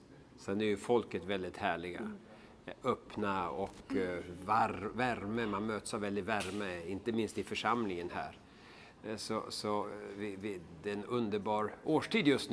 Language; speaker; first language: Swedish; native; Swedish